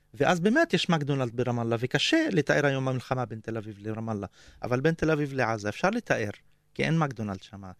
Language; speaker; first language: Hebrew; non-native, local second language; Arabic